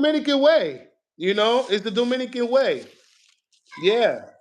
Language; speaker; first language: English; native; English